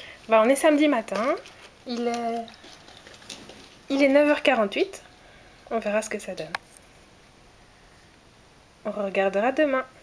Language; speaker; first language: French; native; French